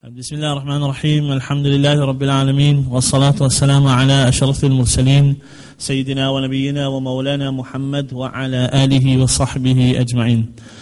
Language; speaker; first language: Arabic; non-native, fluent; English